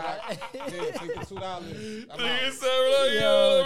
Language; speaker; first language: English; native; English